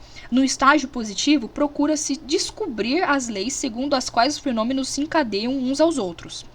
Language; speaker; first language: Portuguese; native; Portuguese